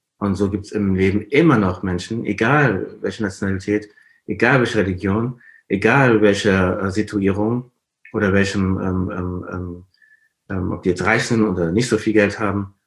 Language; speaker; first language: German; non-native, fluent; Igbo